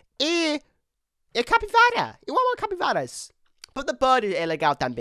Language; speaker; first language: Portuguese; non-native, learner; English